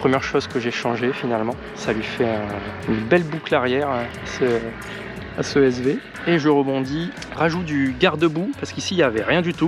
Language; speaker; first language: French; native; French